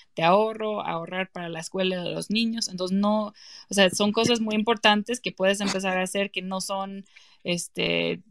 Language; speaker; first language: Spanish; non-native, fluent; English